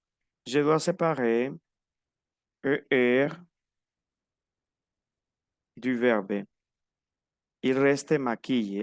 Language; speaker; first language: French; non-native, fluent; Spanish